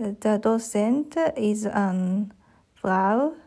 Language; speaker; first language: Dutch; non-native, learner; German